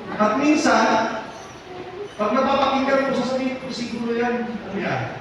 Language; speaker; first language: Filipino; non-native, local second language; Cebuano